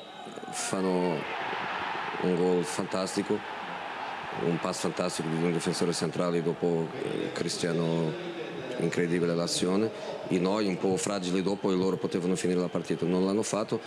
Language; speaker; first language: Italian; non-native, fluent; Portuguese